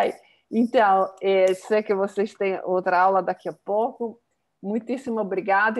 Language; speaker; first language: Portuguese; non-native, fluent; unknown